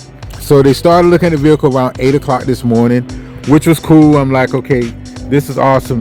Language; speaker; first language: English; native; English